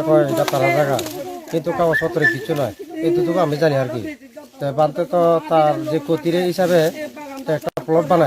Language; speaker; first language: Bangla; non-native, local second language; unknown